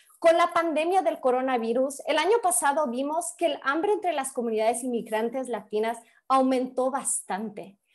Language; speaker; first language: Spanish; early bilingual, heritage; Spanish